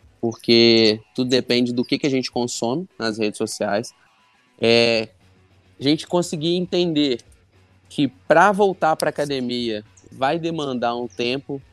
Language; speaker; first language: Portuguese; native; Portuguese